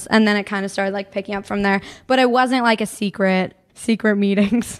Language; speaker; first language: English; native; English